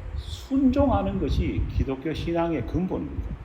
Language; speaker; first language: Korean; native; Korean